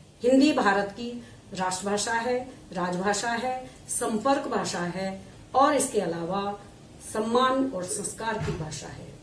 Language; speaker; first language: Hindi; native; Hindi